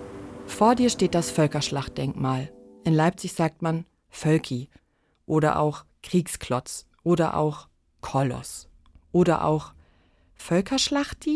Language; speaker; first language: German; native; German